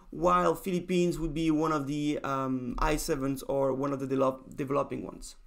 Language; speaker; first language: English; non-native, fluent; Spanish